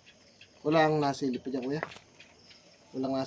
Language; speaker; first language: Filipino; native; Filipino